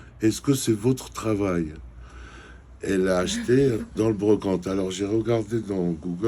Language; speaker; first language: French; non-native, fluent; Georgian